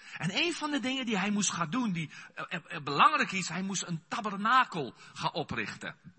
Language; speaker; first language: Dutch; non-native, fluent; Afrikaans